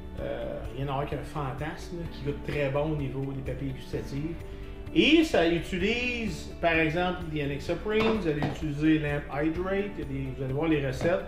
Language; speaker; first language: French; native; French